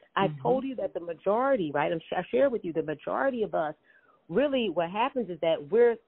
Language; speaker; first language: English; native; English